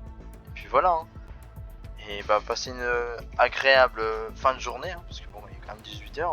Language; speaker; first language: French; native; French